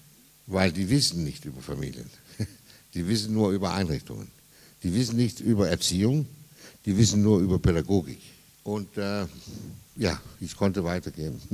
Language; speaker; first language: German; non-native, fluent; Danish